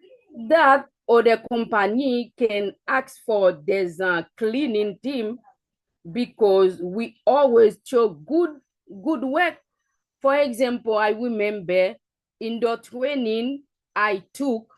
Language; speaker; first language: English; non-native, learner; Haitian Creole